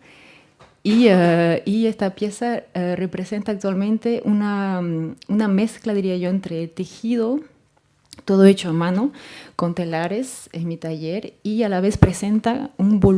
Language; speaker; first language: Spanish; native; Spanish